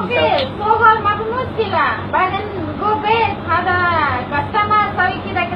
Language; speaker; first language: Arabic; non-native, learner; Sinhala